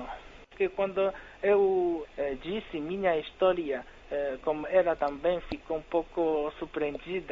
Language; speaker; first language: Portuguese; non-native, fluent; Chinese